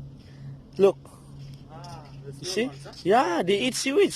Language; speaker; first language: English; non-native, local second language; Filipino